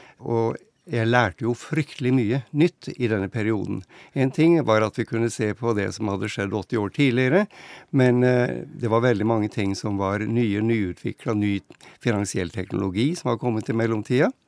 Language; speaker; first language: Norwegian; native; Norwegian